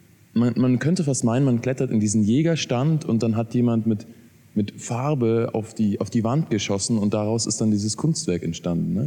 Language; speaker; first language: German; native; German